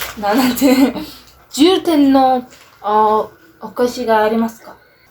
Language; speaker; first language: Japanese; non-native, learner; Mongolian